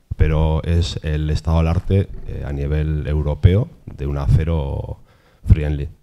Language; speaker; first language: Spanish; non-native, local second language; Basque